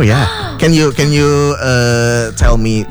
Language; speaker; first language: English; non-native, fluent; Indonesian